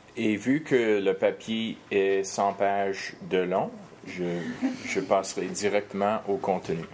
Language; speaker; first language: French; non-native, fluent; English